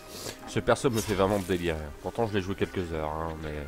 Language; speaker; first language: French; native; French